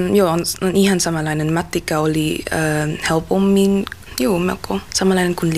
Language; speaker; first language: Finnish; non-native, learner; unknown